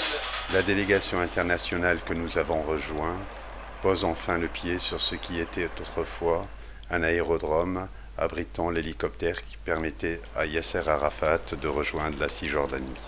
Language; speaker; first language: French; native; French